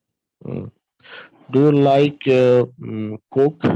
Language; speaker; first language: English; non-native, learner; Bangla